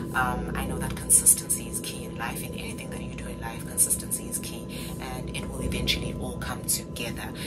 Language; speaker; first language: English; non-native, local second language; Xhosa